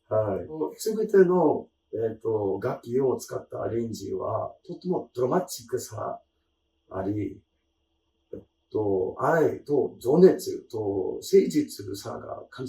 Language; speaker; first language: Japanese; non-native, learner; English